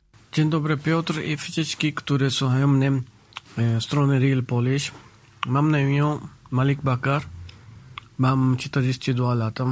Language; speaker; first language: Polish; non-native, learner; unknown